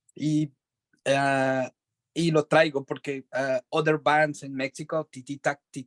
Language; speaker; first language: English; non-native, learner; Spanish